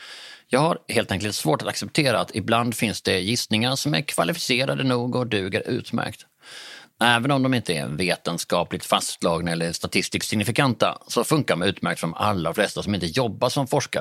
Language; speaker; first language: Swedish; native; Swedish